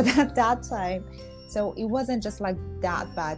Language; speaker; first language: English; non-native, fluent; Persian